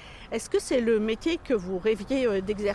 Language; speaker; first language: French; native; French